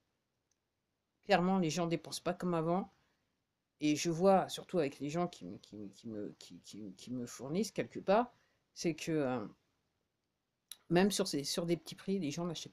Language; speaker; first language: French; native; French